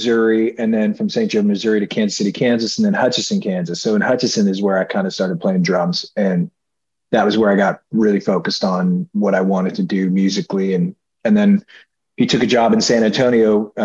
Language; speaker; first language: English; native; English